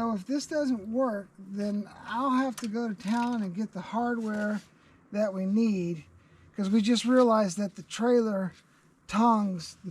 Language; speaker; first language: English; native; English